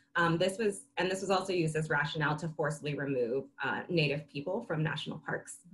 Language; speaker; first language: English; native; English